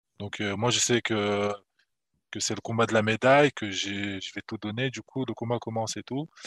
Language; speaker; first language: French; early bilingual, other home language; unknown